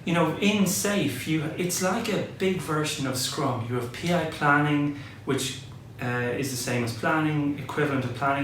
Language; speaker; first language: English; native; English